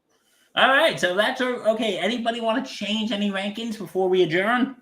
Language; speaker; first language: English; native; English